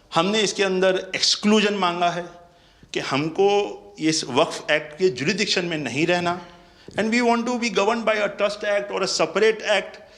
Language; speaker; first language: Hindi; non-native, local second language; Gujarati